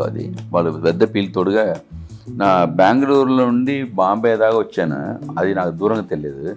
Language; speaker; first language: Telugu; non-native, learner; Tamil